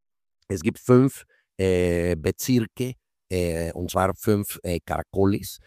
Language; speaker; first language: German; non-native, fluent; Spanish